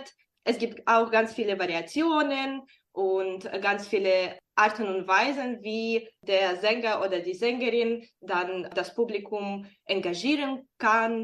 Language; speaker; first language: German; non-native, fluent; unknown